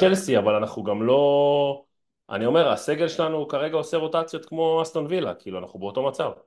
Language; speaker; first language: Hebrew; native; Hebrew